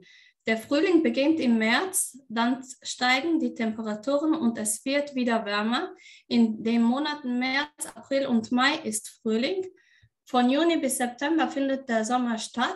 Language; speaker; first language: German; non-native, learner; Turkish